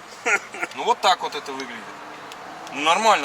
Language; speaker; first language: Russian; native; Russian